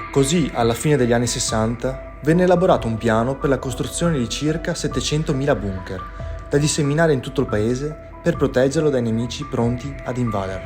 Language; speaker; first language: Italian; native; Italian